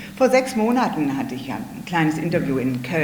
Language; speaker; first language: German; native; German